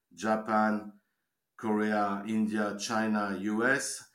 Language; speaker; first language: English; non-native, fluent; French